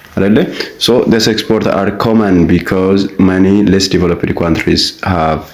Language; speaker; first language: English; non-native, local second language; Amharic